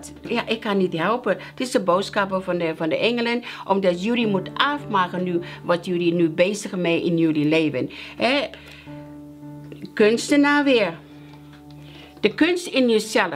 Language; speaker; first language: Dutch; non-native, learner; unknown